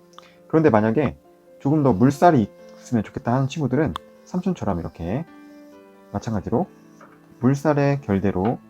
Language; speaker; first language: Korean; native; Korean